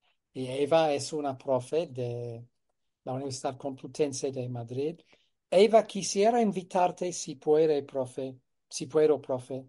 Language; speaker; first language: Spanish; non-native, fluent; English